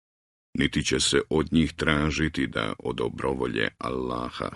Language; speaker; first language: Croatian; native; Croatian